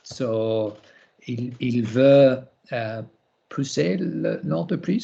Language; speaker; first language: French; non-native, learner; English